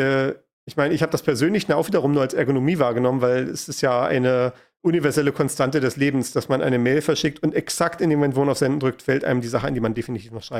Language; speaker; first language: German; native; German